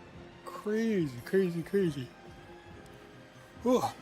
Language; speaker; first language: English; native; English